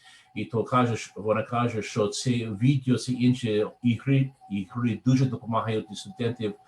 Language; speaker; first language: Ukrainian; non-native, learner; English